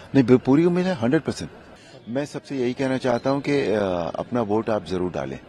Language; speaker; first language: Hindi; native; Hindi